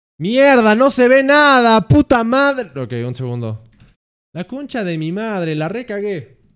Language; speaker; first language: Spanish; native; Spanish